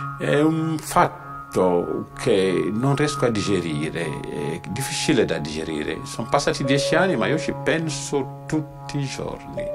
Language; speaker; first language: Italian; non-native, fluent; Wolof